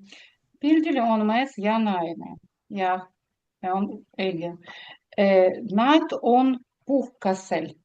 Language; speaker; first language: Estonian; non-native, learner; Russian